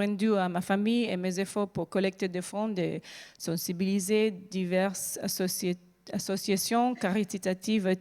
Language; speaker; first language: French; non-native, learner; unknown